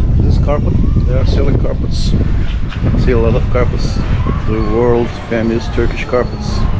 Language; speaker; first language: English; non-native, fluent; Turkish